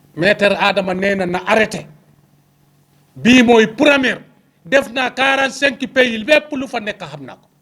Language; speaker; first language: Wolof; non-native, local second language; Fula